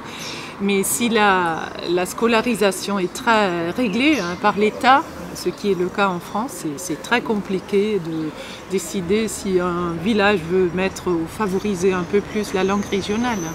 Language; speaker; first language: French; non-native, fluent; German